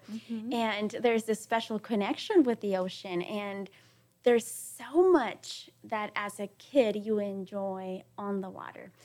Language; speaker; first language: English; non-native, fluent; Spanish